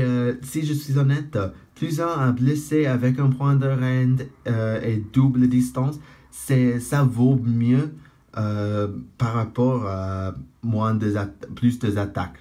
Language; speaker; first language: French; non-native, fluent; English